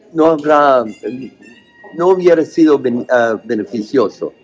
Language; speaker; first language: Spanish; non-native, fluent; English